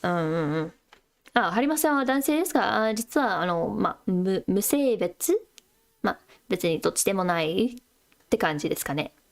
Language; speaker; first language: Japanese; non-native, fluent; English